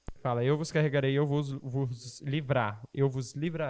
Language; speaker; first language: Portuguese; native; Portuguese